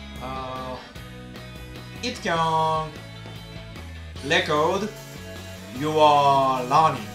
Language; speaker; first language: English; non-native, learner; Japanese